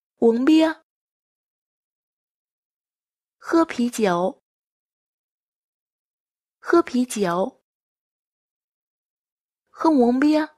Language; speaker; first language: Chinese; non-native, fluent; Vietnamese